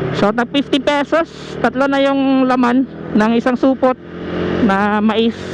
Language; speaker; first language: Filipino; non-native, local second language; Cebuano